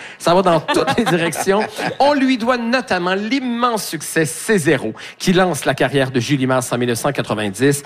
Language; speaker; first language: French; native; French